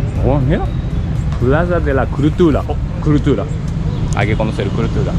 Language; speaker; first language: Spanish; non-native, learner; Japanese